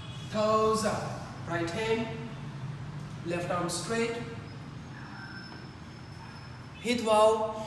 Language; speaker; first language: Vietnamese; non-native, learner; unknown